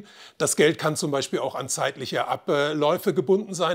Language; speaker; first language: German; native; German